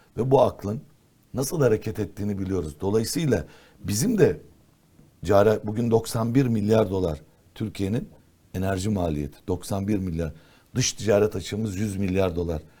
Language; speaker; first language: Turkish; non-native, local second language; Kurdish